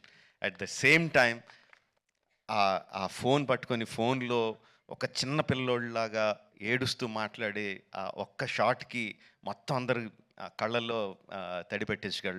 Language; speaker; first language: Telugu; native; Telugu